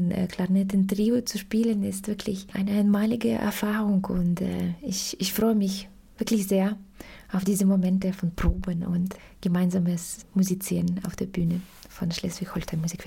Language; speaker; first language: German; non-native, fluent; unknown